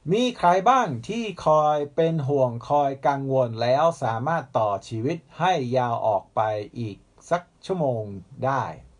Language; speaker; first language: Thai; non-native, fluent; English